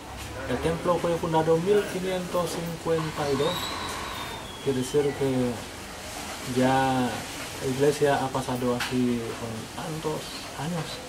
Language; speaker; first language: Spanish; non-native, learner; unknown